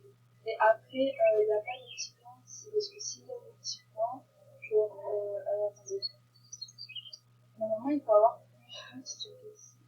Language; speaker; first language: French; native; French